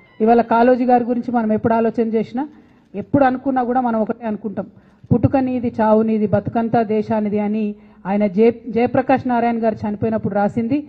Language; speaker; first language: Telugu; native; Telugu